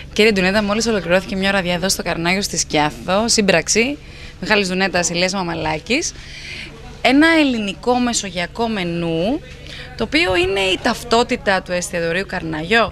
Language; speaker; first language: Greek; native; Greek